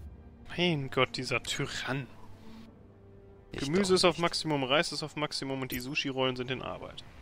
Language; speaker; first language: German; native; German